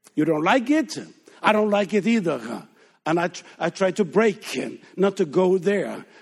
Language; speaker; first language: English; non-native, fluent; Danish